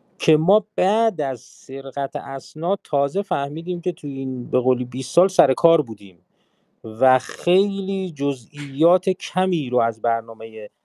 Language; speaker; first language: Persian; native; Persian